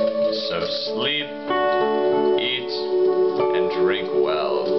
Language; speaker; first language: English; native; English